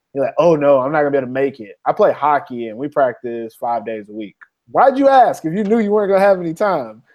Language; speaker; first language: English; native; English